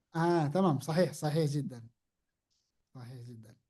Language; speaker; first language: Arabic; non-native, fluent; Indonesian